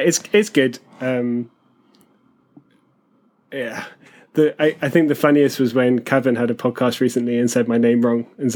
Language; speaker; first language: English; native; English